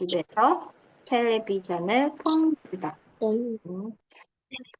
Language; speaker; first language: Korean; non-native, fluent; Indonesian